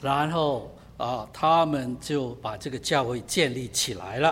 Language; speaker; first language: Chinese; native; Chinese